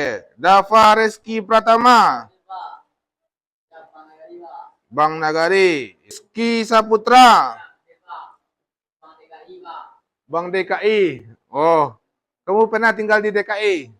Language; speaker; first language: Indonesian; native; Indonesian